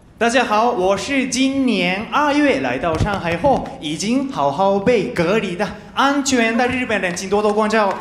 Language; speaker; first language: Chinese; non-native, fluent; Japanese